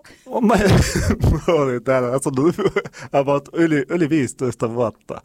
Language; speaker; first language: Finnish; non-native, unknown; Arabic